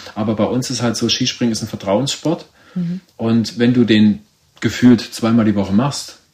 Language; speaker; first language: German; native; German